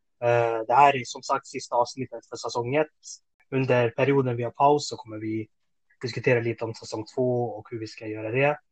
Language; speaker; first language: Swedish; early bilingual, other home language; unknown